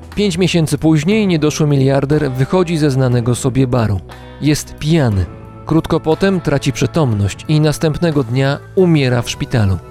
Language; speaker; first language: Polish; native; Polish